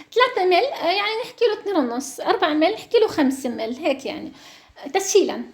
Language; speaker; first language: Arabic; native; Arabic